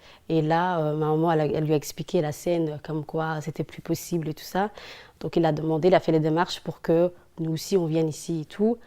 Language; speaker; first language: French; early bilingual, other home language; Somali